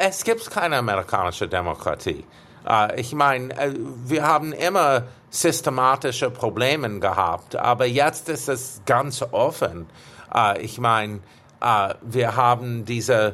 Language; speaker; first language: German; non-native, fluent; English